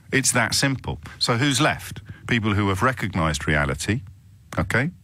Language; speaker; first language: English; native; English